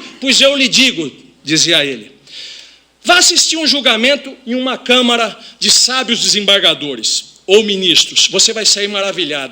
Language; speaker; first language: Portuguese; native; Portuguese